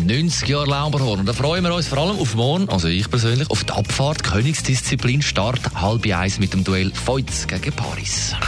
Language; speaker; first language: German; native; German